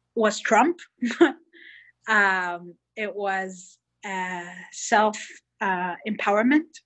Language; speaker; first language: English; early bilingual, other home language; Hebrew